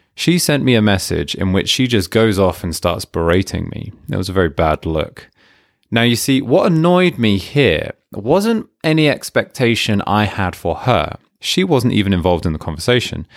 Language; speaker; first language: English; native; English